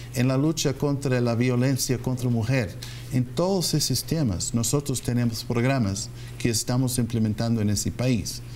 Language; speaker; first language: Spanish; non-native, fluent; English